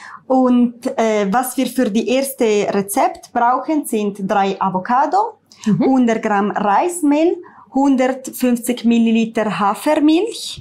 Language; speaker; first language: German; non-native, learner; Italian